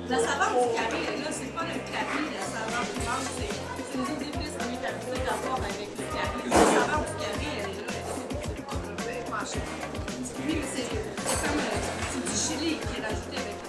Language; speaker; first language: French; native; French